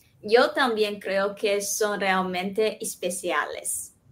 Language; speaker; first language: Spanish; non-native, fluent; Chinese